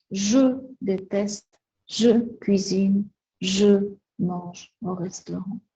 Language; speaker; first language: French; non-native, fluent; Spanish